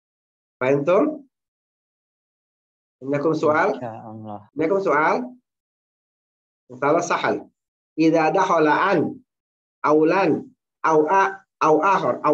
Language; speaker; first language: Arabic; non-native, fluent; Indonesian